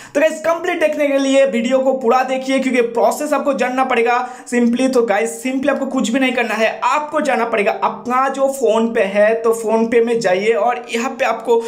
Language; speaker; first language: Hindi; non-native, local second language; Bangla